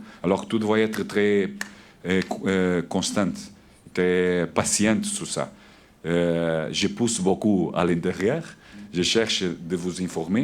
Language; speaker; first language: French; non-native, learner; Portuguese